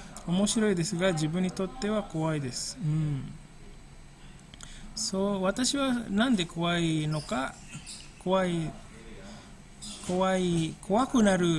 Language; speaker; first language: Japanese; non-native, fluent; Indonesian